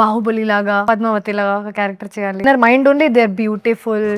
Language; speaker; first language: Telugu; non-native, learner; Hindi